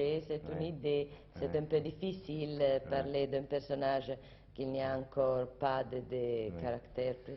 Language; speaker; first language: French; non-native, learner; Italian